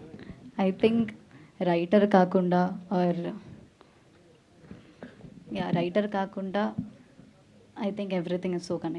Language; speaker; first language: Telugu; non-native, learner; Malayalam